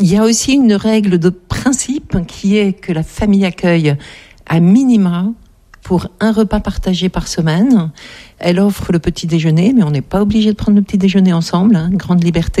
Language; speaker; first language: French; native; French